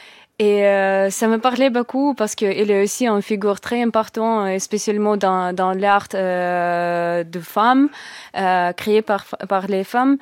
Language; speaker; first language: French; non-native, learner; Russian